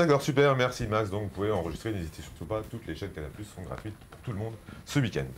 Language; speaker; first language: French; native; French